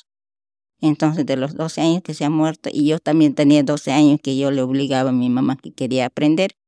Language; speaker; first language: Spanish; non-native, local second language; Shipibo-Conibo